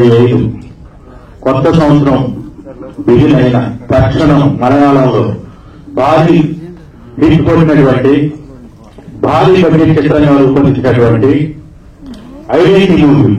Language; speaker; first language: Telugu; native; Telugu